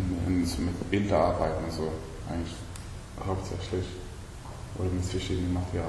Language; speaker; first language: German; non-native, learner; Swedish